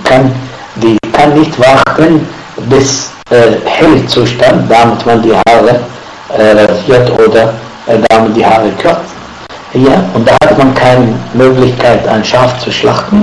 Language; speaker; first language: German; non-native, fluent; Arabic